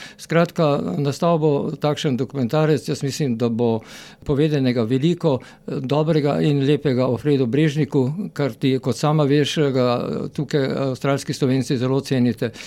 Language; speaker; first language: Slovenian; native; Slovenian